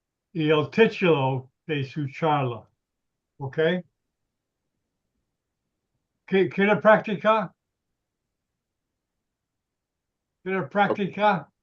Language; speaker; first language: Spanish; non-native, learner; English